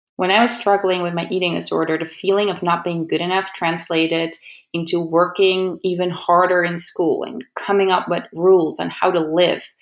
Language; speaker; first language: English; non-native, fluent; Dutch